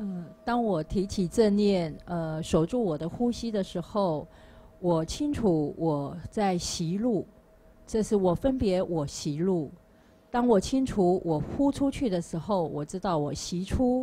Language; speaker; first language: Chinese; native; Chinese